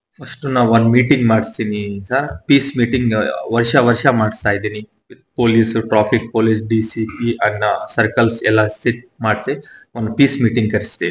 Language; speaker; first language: Kannada; non-native, local second language; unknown